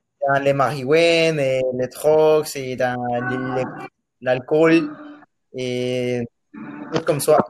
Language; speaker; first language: French; non-native, learner; Spanish